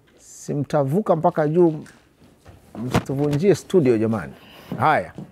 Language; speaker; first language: Swahili; native; Swahili